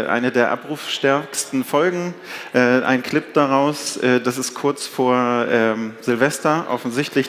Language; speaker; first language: German; native; German